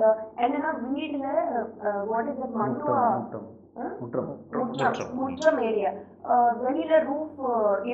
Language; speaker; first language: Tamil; non-native, learner; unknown